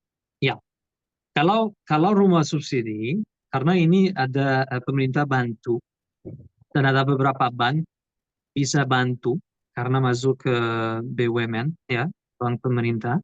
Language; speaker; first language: Indonesian; non-native, learner; Portuguese